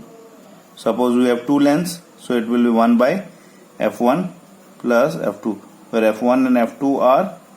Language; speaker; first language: English; non-native, local second language; Hindi